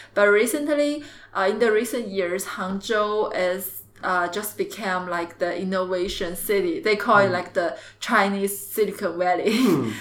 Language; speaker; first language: English; non-native, fluent; Chinese